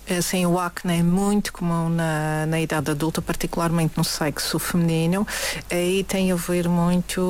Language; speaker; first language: Portuguese; native; Portuguese